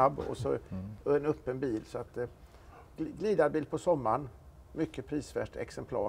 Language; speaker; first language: Swedish; native; Swedish